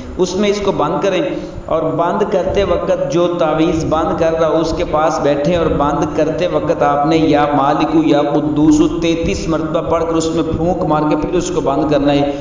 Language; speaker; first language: Urdu; non-native, local second language; Punjabi